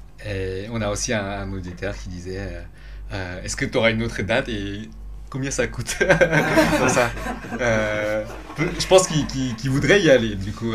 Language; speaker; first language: French; non-native, fluent; Lao